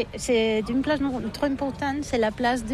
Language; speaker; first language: French; non-native, learner; Catalan